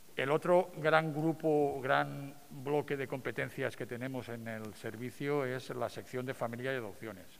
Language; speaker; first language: Spanish; non-native, local second language; Catalan